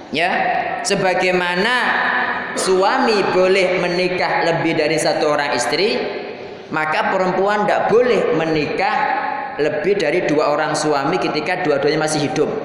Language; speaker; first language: Indonesian; non-native, local second language; Javanese